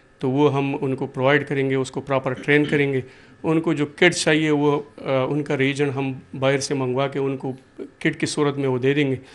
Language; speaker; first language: Urdu; non-native, local second language; Punjabi